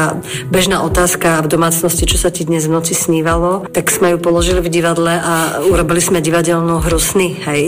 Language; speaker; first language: Slovak; native; Slovak